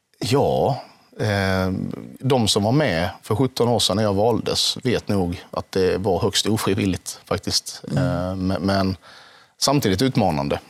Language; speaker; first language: Swedish; native; Swedish